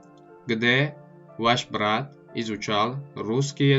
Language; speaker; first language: Russian; non-native, local second language; Tajik